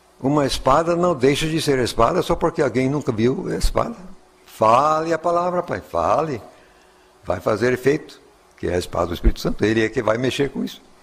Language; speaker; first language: Portuguese; non-native, fluent; English